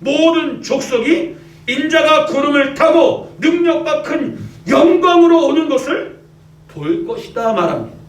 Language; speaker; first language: Korean; native; Korean